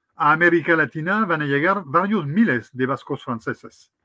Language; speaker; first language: Spanish; non-native, fluent; French